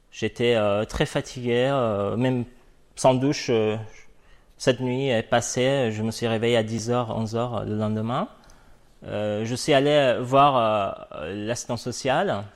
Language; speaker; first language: French; non-native, fluent; Persian